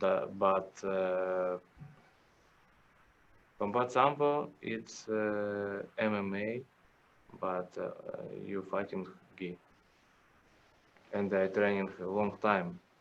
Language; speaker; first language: English; non-native, learner; Russian